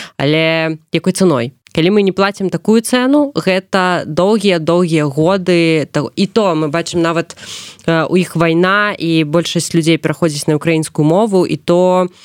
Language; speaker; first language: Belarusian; non-native, local second language; Russian